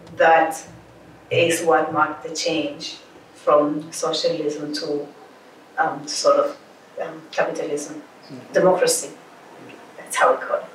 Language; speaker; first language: English; non-native, fluent; Portuguese